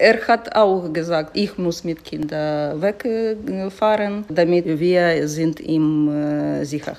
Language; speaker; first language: German; non-native, learner; Ukrainian